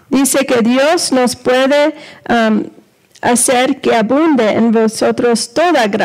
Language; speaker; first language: Spanish; early bilingual, heritage; Spanish